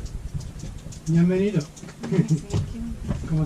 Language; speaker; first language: Spanish; non-native, learner; Turkish